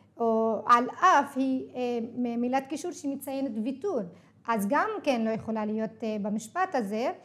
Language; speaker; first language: Hebrew; non-native, local second language; Arabic